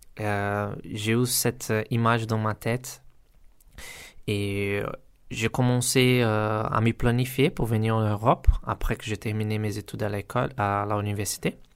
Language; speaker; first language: French; non-native, learner; Portuguese